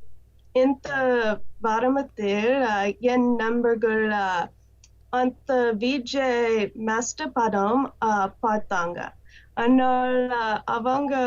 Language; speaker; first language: Tamil; non-native, learner; English